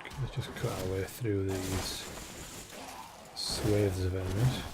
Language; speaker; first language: English; native; English